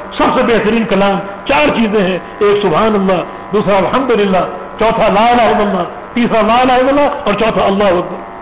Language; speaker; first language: Urdu; native; Urdu